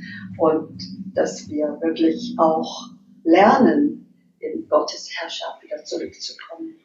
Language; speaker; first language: German; non-native, learner; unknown